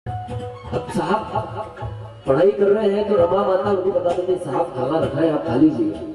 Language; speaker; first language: Hindi; non-native, local second language; Marathi